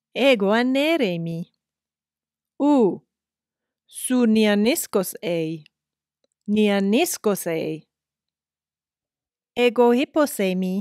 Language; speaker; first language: Greek; non-native, fluent; English